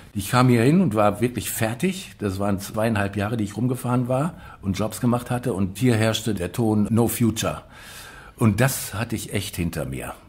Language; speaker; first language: German; native; German